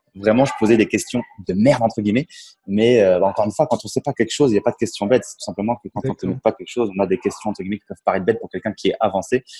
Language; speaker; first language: French; native; French